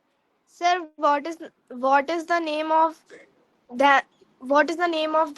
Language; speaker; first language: English; non-native, learner; Hindi